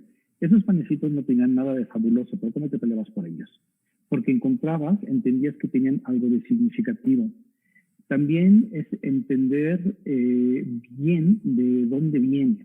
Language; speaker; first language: Spanish; native; Spanish